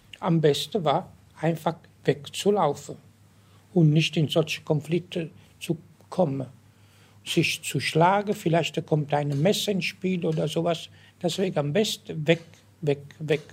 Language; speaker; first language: German; non-native, learner; Italian